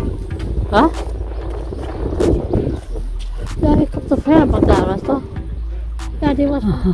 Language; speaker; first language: Dutch; non-native, learner; Indonesian